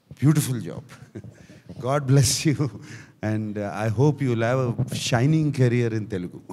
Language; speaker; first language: Telugu; native; Telugu